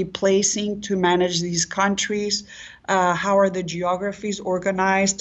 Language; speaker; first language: English; non-native, fluent; Catalan